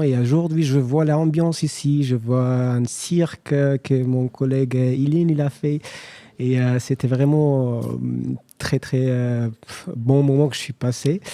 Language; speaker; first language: French; non-native, learner; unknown